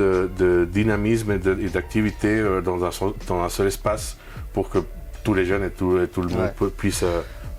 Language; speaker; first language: French; non-native, fluent; Spanish